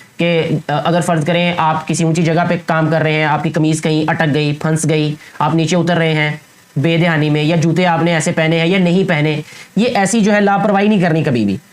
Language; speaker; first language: Urdu; non-native, local second language; Punjabi